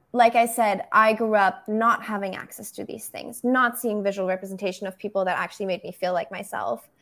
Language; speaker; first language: English; non-native, fluent; German